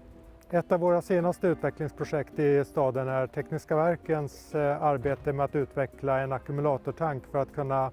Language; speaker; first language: Swedish; native; Swedish